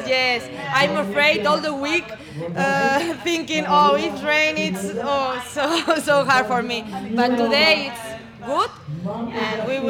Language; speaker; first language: English; non-native, learner; Spanish